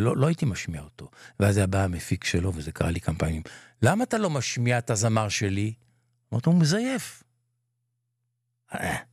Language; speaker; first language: Hebrew; non-native, local second language; Ladino